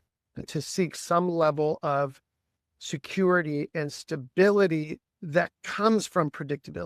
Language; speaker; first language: English; native; English